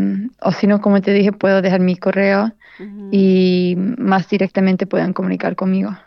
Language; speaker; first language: Spanish; early bilingual, heritage; Spanish